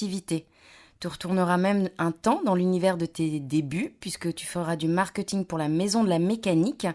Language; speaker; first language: French; native; French